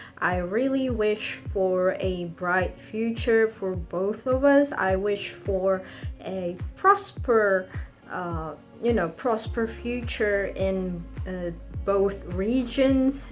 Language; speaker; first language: English; non-native, fluent; Indonesian